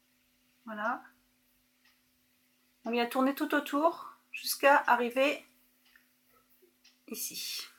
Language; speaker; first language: French; native; French